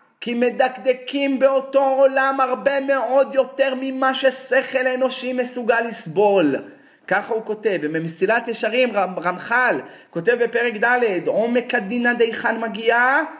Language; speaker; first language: Hebrew; native; Hebrew